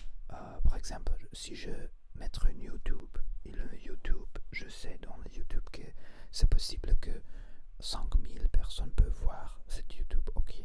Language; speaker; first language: French; non-native, learner; Spanish